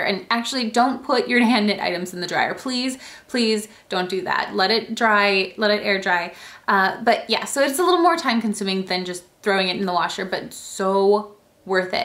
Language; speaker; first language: English; native; English